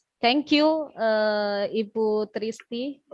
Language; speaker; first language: English; non-native, learner; Indonesian